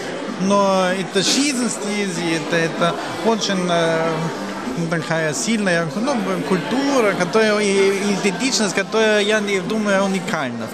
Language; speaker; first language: Russian; non-native, fluent; German